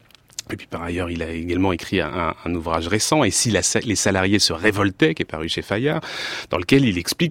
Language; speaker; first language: French; native; French